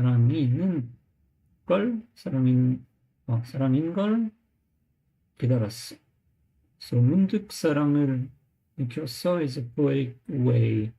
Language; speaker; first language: Korean; non-native, learner; English